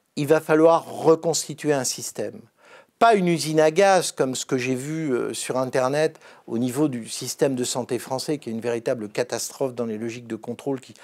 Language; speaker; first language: French; native; French